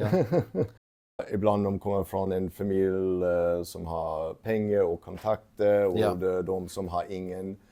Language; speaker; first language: Swedish; non-native, fluent; English